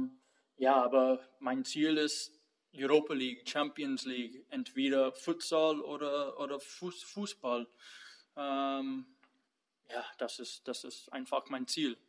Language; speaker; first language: German; non-native, fluent; English